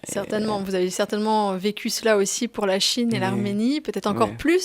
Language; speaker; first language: French; native; French